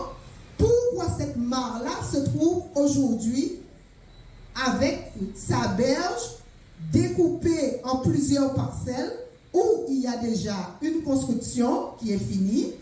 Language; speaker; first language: French; native; French